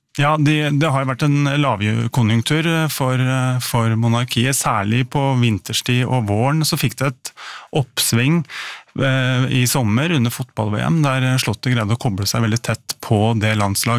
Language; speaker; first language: Norwegian; native; Norwegian